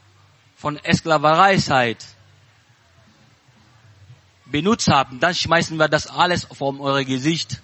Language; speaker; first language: German; non-native, learner; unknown